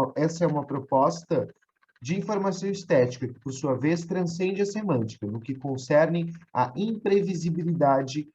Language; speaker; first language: Portuguese; native; Portuguese